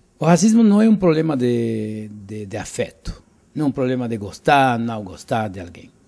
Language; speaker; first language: Portuguese; non-native, fluent; Spanish